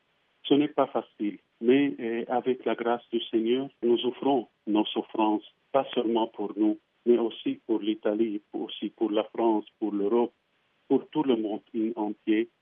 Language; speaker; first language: French; non-native, fluent; Arabic